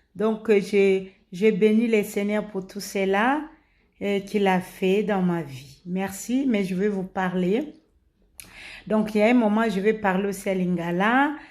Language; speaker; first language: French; non-native, local second language; Lingala